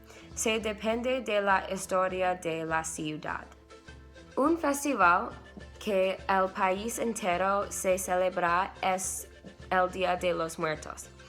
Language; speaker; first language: Spanish; non-native, learner; English